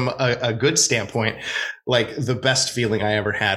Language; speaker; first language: English; native; English